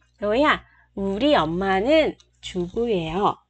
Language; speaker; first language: Korean; non-native, fluent; Vietnamese